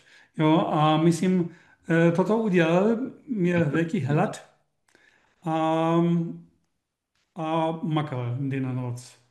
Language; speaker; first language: Czech; non-native, learner; German